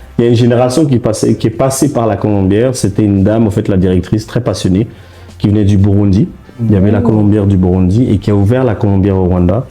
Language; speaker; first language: French; early bilingual, heritage; French